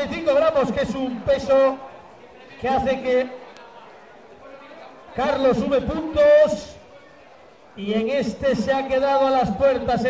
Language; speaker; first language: Spanish; native; Spanish